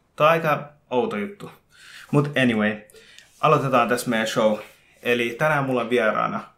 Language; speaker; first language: Finnish; early bilingual, other home language; Bangla